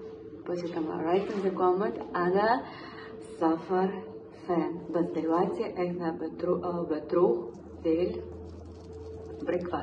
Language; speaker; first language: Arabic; non-native, learner; Russian